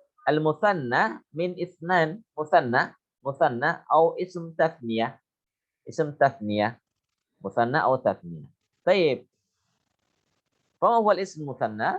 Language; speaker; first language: Arabic; non-native, fluent; Indonesian